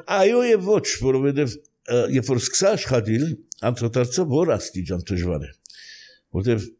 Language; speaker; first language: Armenian; early bilingual, heritage; Armenian